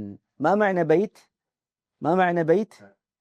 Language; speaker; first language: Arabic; non-native, fluent; Urdu